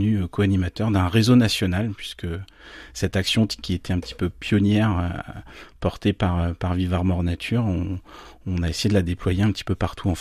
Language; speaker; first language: French; native; French